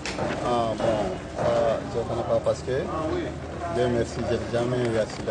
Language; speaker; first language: French; non-native, learner; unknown